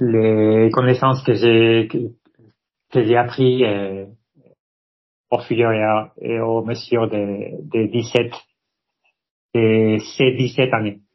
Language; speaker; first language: French; non-native, fluent; Spanish